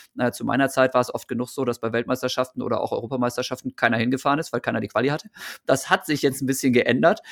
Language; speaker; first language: German; native; German